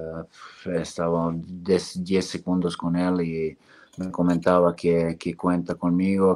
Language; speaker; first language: Spanish; non-native, fluent; Serbian